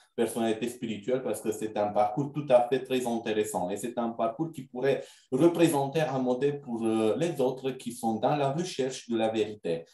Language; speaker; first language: French; non-native, fluent; Romanian